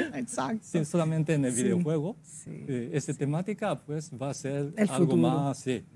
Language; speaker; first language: Spanish; non-native, fluent; Japanese